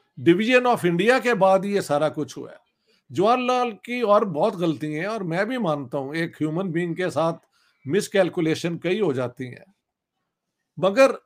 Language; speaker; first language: Urdu; non-native, local second language; Punjabi